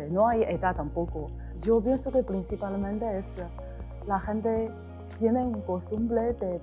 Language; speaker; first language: Spanish; non-native, learner; Chinese